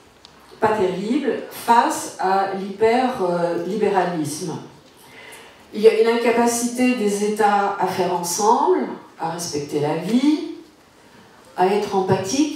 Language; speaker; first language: French; native; French